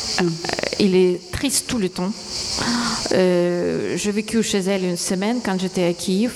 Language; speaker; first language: French; non-native, fluent; Ukrainian